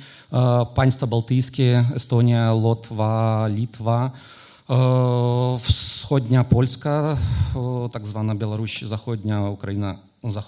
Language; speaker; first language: Polish; non-native, fluent; Ukrainian